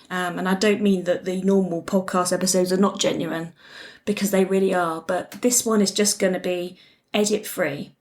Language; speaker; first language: English; native; English